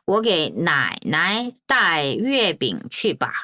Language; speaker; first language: Chinese; non-native, fluent; Korean